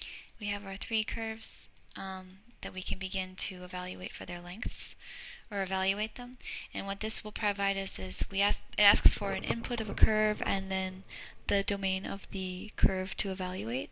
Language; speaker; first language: English; native; English